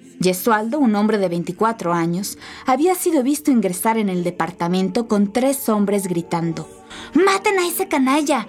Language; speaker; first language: Spanish; native; Spanish